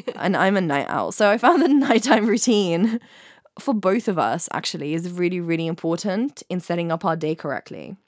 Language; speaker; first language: English; native; English